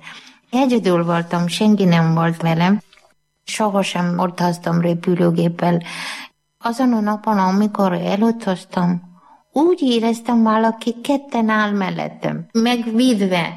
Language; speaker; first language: Hungarian; non-native, learner; Malayalam